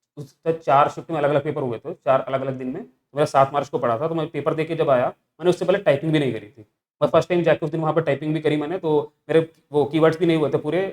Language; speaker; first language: Hindi; native; Hindi